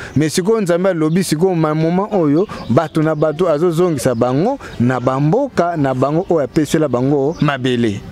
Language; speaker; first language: Lingala; non-native, local second language; Kongo